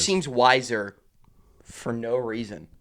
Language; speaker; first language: English; native; English